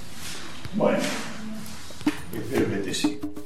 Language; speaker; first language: Spanish; native; Spanish